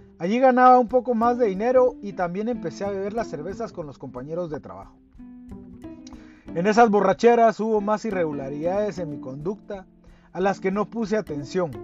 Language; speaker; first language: Spanish; native; Spanish